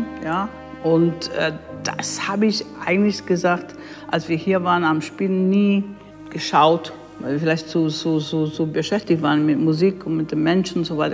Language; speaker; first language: German; non-native, fluent; English